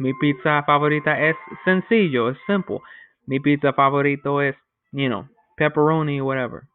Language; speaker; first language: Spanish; non-native, fluent; English